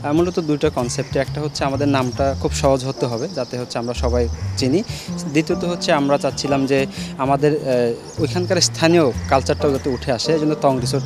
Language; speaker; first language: Bangla; non-native, local second language; Chakma